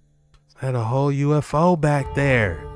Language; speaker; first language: English; native; English